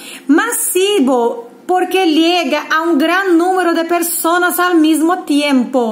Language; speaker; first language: Spanish; non-native, fluent; Portuguese